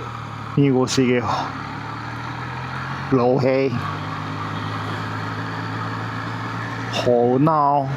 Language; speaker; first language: Chinese; non-native, learner; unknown